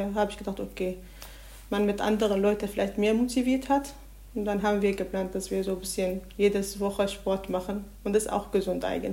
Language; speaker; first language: German; non-native, learner; Arabic